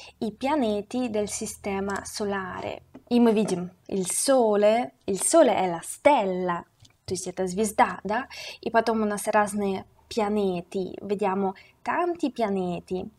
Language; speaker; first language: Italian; non-native, fluent; Russian